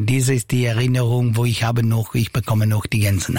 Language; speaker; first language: German; non-native, local second language; Italian